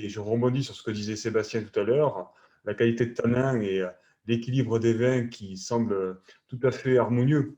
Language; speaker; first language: French; native; French